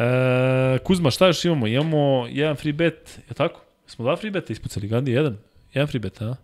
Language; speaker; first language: Serbian; native; Serbian